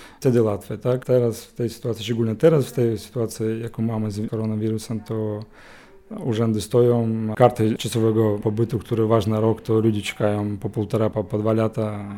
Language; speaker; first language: Polish; non-native, learner; Ukrainian